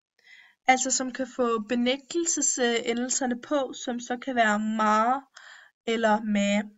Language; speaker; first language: Danish; early bilingual, other home language; Turkish